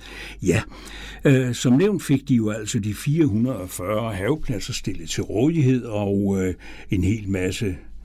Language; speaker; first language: Danish; native; Danish